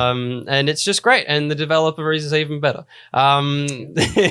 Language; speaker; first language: English; native; English